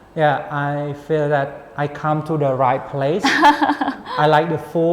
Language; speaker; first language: English; non-native, fluent; Khmer